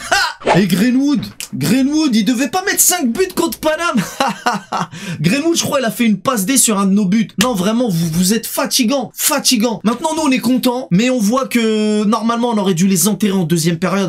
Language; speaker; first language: French; native; French